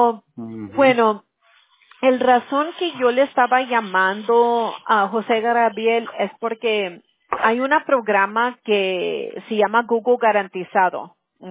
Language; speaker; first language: Spanish; early bilingual, heritage; Spanish